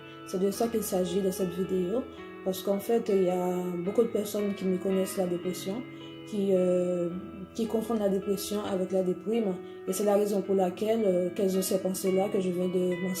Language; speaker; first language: French; native; French